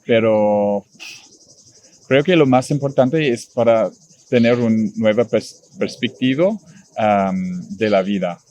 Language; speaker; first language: Spanish; non-native, learner; English